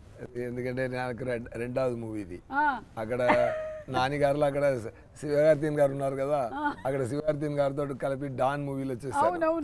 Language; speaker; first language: Telugu; non-native, fluent; Tamil